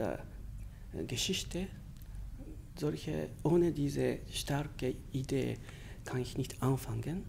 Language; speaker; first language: German; non-native, fluent; Japanese